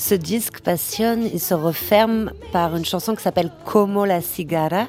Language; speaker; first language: French; native; French